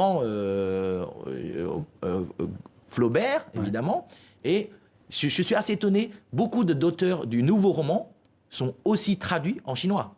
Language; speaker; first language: French; non-native, fluent; Chinese